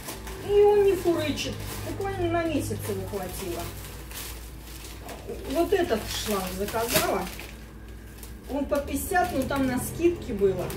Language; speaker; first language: Russian; native; Russian